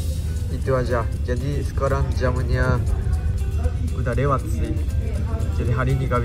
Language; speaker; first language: Indonesian; non-native, fluent; Japanese